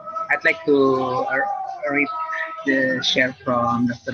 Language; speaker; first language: English; non-native, fluent; Indonesian